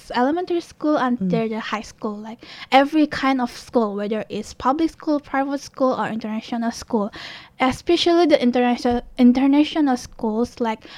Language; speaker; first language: English; non-native, learner; Indonesian